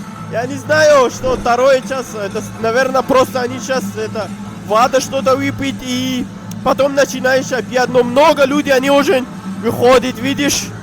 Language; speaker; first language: Russian; non-native, learner; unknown